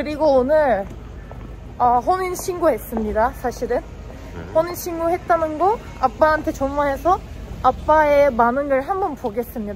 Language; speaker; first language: Korean; non-native, fluent; Turkish